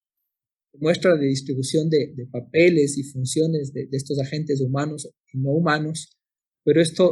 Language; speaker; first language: Spanish; native; Spanish